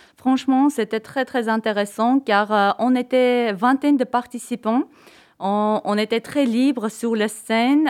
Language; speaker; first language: French; non-native, fluent; Armenian